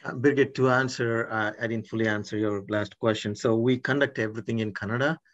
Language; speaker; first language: English; non-native, local second language; Kannada